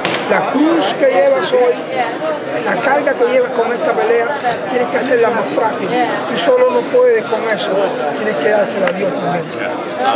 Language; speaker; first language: Spanish; native; Spanish